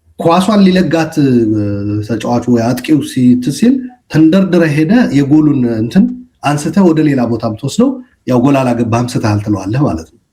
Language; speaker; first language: Amharic; non-native, local second language; Tigrinya